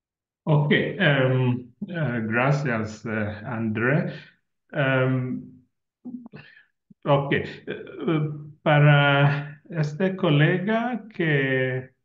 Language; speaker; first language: Spanish; non-native, learner; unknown